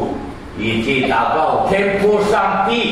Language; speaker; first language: Chinese; non-native, learner; Korean